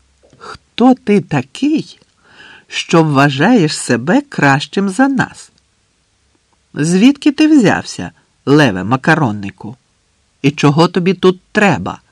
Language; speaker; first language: Ukrainian; native; Ukrainian